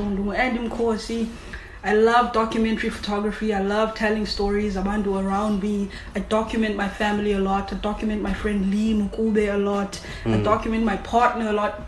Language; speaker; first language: English; non-native, local second language; Xhosa